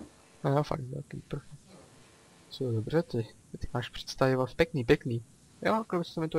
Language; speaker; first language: Czech; native; Czech